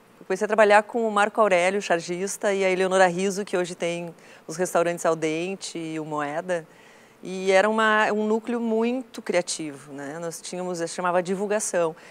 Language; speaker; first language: Portuguese; native; Portuguese